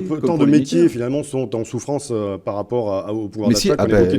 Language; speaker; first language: French; native; French